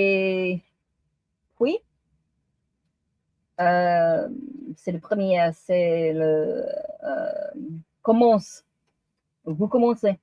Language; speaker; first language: French; non-native, learner; English